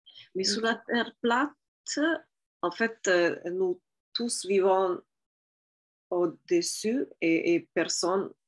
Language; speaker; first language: French; non-native, fluent; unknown